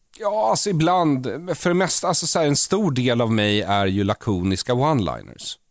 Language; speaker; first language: Swedish; native; Swedish